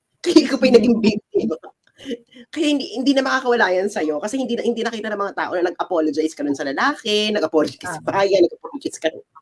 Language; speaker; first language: Filipino; native; Filipino